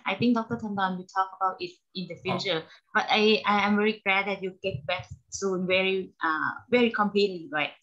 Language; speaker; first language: English; non-native, learner; Thai